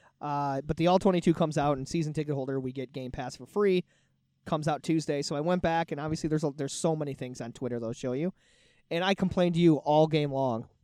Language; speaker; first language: English; native; English